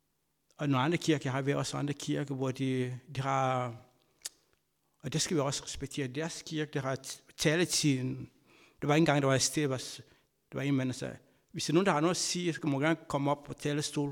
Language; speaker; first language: Danish; non-native, fluent; Kabuverdianu